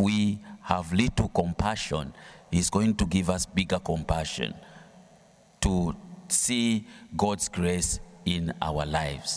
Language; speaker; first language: English; non-native, local second language; Bemba